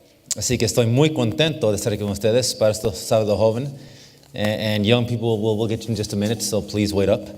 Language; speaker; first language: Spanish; early bilingual, heritage; English